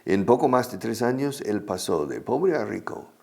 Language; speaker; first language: Spanish; non-native, fluent; English